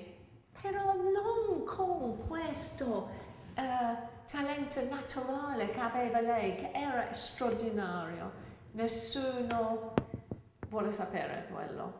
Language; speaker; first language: Italian; non-native, fluent; English